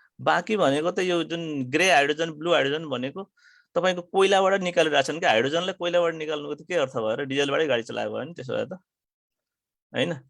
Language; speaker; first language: Nepali; native; Nepali